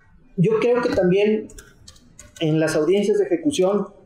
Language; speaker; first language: Spanish; native; Spanish